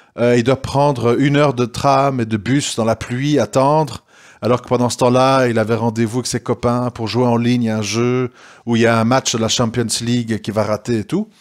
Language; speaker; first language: French; native; French